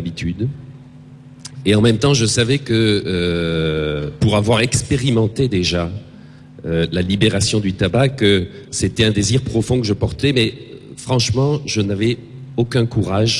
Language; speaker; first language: French; native; French